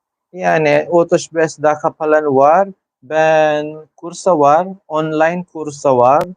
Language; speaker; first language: Turkish; non-native, learner; Filipino